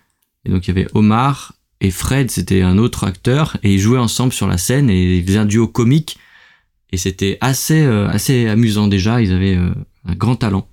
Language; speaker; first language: French; native; French